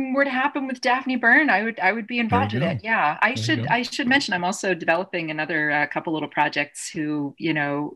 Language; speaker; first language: English; native; English